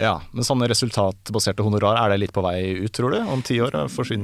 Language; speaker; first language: Norwegian; native; Norwegian